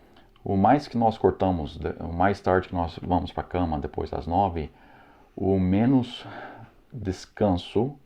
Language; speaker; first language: Portuguese; non-native, fluent; English